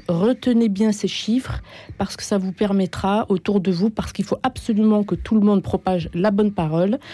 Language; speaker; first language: French; native; French